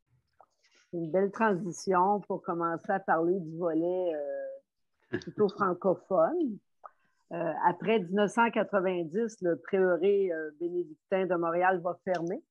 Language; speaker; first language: French; native; French